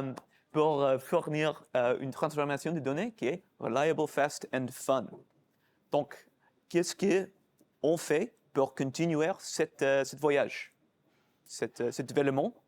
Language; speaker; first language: French; non-native, fluent; English